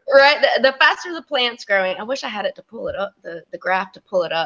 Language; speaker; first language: English; native; English